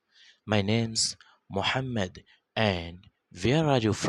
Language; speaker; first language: English; non-native, local second language; Urdu